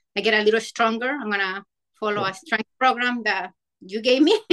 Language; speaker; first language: English; non-native, fluent; Spanish